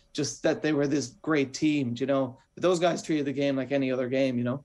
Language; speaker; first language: English; native; English